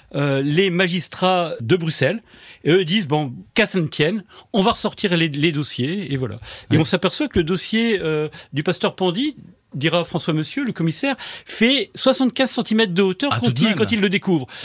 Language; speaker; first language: French; native; French